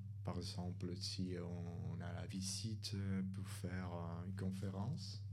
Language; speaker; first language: French; non-native, fluent; Spanish